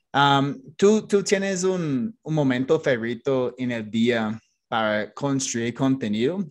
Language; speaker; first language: Spanish; non-native, fluent; English